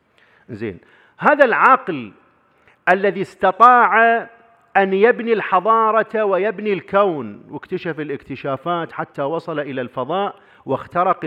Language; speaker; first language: Arabic; native; Arabic